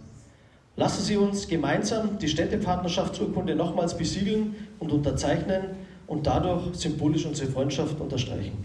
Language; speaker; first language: German; native; German